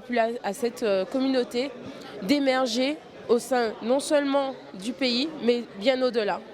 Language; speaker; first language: French; native; French